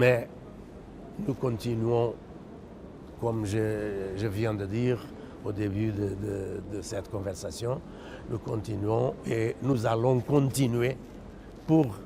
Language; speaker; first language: French; non-native, fluent; Portuguese